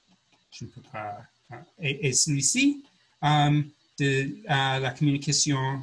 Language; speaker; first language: French; non-native, learner; English